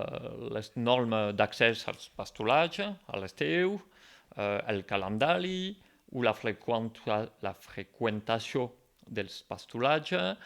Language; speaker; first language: Catalan; non-native, local second language; French